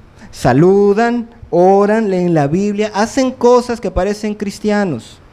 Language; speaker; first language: Spanish; native; Spanish